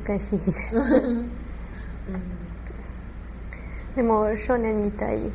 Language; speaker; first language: Japanese; non-native, learner; Spanish